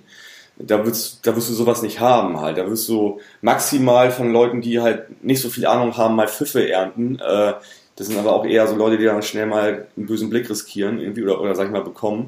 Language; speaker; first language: German; native; German